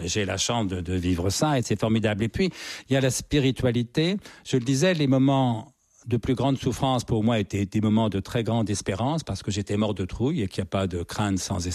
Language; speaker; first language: French; native; French